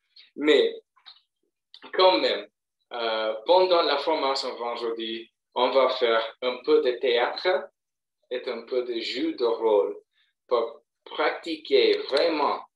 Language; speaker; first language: French; non-native, fluent; English